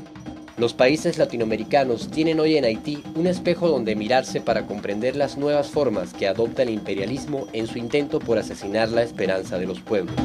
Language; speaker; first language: Spanish; native; Spanish